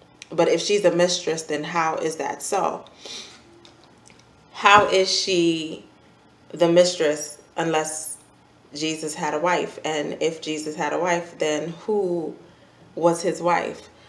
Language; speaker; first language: English; native; English